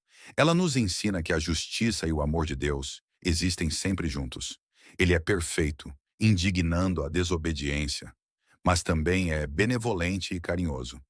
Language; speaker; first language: Portuguese; native; Portuguese